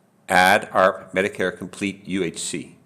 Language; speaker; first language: English; native; English